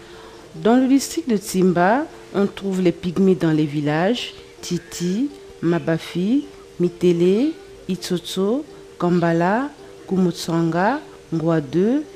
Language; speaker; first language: French; non-native, local second language; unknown